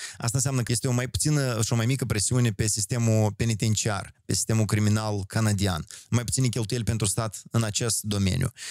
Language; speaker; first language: Romanian; native; Romanian